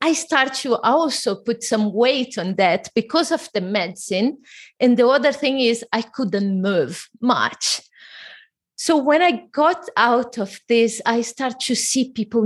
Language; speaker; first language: English; non-native, fluent; Portuguese